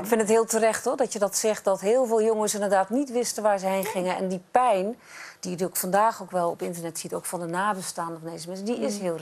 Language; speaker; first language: Dutch; native; Dutch